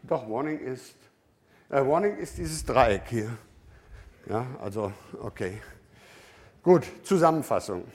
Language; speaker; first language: German; native; German